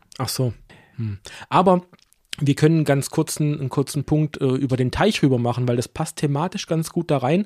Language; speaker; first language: German; native; German